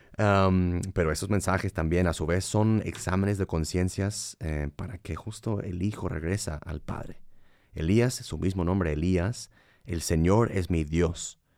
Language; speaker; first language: Spanish; non-native, fluent; English